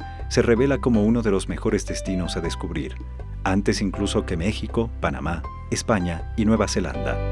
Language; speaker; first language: Spanish; native; Spanish